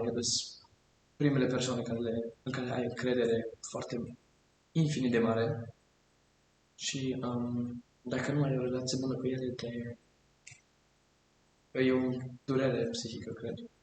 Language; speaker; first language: Romanian; early bilingual, heritage; German